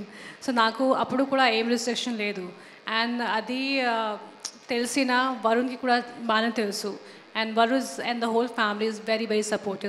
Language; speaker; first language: Telugu; non-native, fluent; Hindi